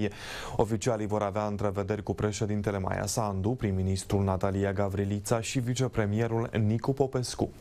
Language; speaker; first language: Romanian; native; Romanian